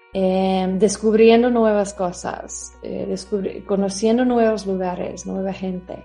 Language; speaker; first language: Spanish; non-native, fluent; English